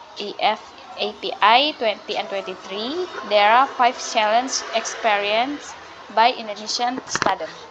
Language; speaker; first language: English; non-native, learner; Indonesian